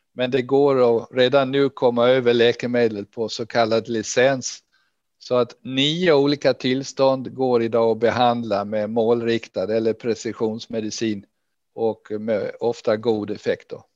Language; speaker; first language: Swedish; native; Swedish